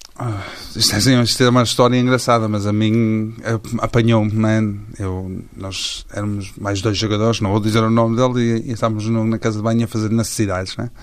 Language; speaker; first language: Portuguese; early bilingual, heritage; Portuguese